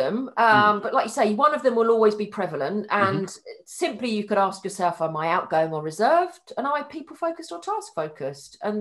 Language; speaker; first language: English; native; English